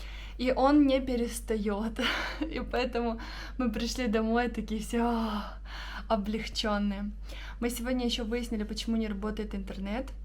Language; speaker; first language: Russian; native; Russian